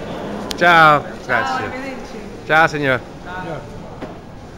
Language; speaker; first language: Italian; non-native, learner; Dutch